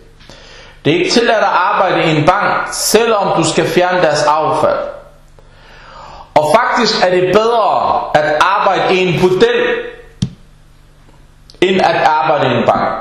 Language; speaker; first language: Danish; early bilingual, other home language; Arabic